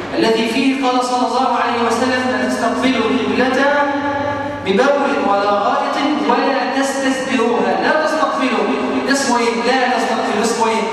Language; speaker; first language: Arabic; native; Arabic